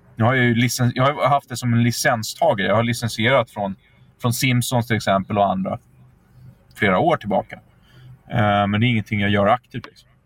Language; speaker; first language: Swedish; native; Swedish